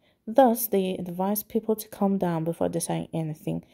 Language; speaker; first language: English; non-native, fluent; Azerbaijani